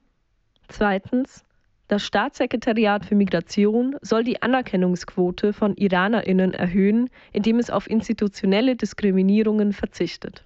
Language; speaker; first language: German; native; German